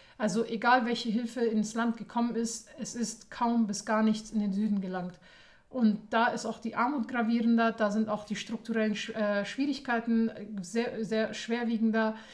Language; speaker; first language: German; early bilingual, other home language; Persian